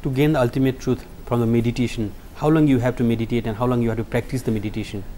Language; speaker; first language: English; non-native, local second language; Nepali